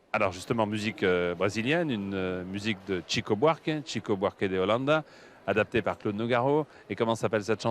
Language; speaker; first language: French; native; French